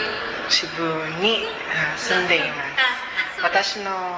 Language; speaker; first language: Japanese; non-native, learner; Cebuano